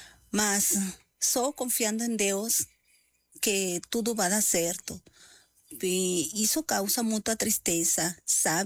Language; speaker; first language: Portuguese; non-native, learner; Spanish